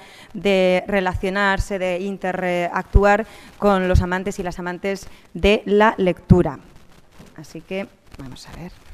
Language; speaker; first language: Spanish; native; Spanish